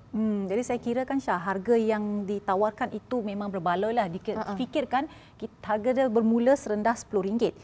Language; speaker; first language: Malay; native; Malay